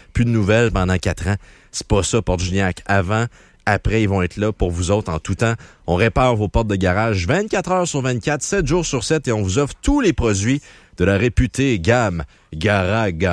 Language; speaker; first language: French; native; French